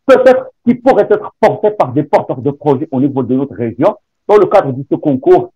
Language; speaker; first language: French; non-native, local second language; Arabic